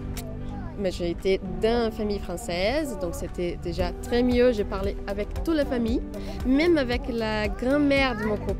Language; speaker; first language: French; non-native, learner; Portuguese